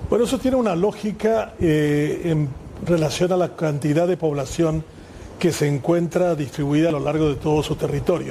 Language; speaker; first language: Spanish; native; Spanish